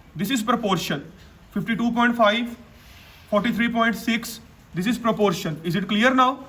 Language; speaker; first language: English; non-native, local second language; Punjabi